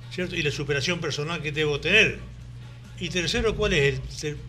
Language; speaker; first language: Spanish; native; Spanish